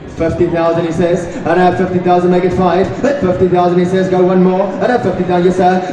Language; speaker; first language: English; non-native, local second language; Afrikaans